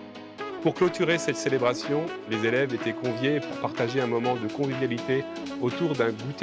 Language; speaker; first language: French; native; French